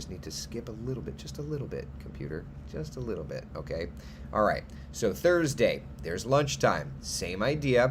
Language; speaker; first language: English; native; English